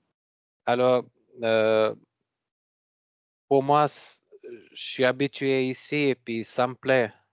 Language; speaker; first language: French; non-native, learner; Macedonian